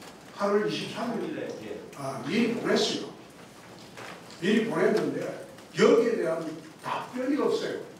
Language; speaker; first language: Korean; native; Korean